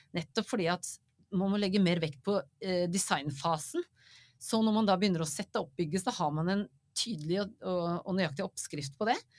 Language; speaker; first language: Norwegian; native; Norwegian